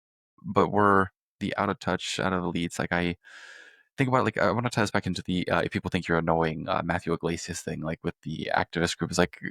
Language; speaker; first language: English; native; English